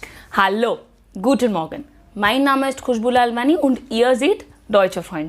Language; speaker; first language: German; non-native, fluent; Hindi